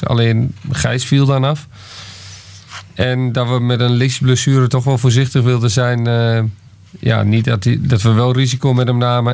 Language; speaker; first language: Dutch; native; Dutch